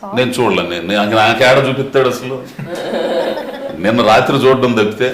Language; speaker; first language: Telugu; native; Telugu